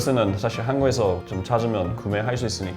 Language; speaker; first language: Korean; non-native, fluent; English